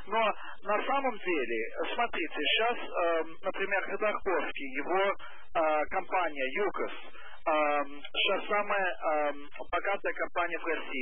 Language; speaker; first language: Russian; early bilingual, heritage; Russian